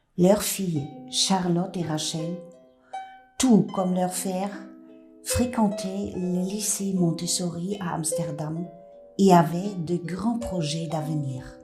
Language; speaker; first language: French; non-native, fluent; German